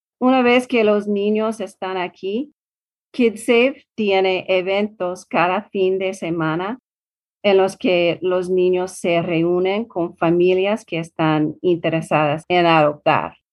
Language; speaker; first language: Spanish; non-native, learner; English